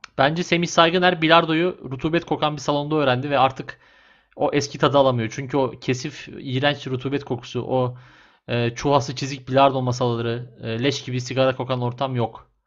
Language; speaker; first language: Turkish; native; Turkish